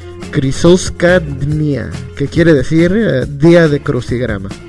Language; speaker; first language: Spanish; native; Spanish